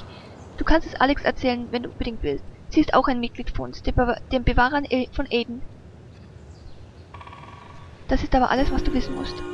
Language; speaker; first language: German; native; German